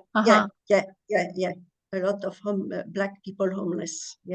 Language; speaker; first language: English; non-native, learner; French